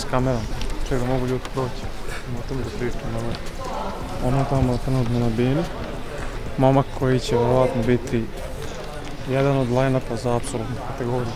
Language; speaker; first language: Serbian; native; Serbian